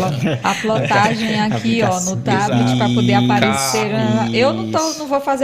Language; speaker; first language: Portuguese; native; Portuguese